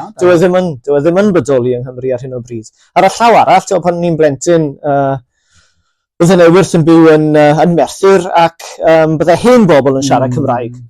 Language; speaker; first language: Welsh; native; Welsh